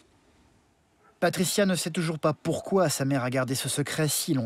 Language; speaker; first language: French; native; French